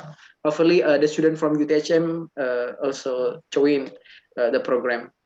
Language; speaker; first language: English; non-native, fluent; Indonesian